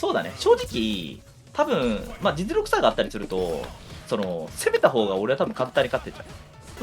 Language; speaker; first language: Japanese; native; Japanese